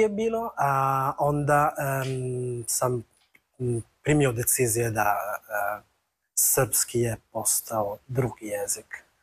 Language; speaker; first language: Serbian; non-native, fluent; Italian